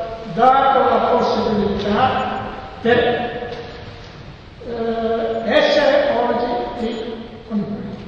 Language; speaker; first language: Italian; non-native, learner; Serbian